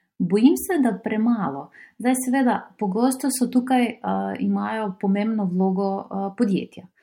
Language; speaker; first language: Slovenian; non-native, fluent; Macedonian